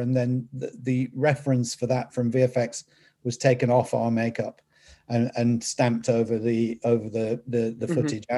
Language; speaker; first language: English; native; English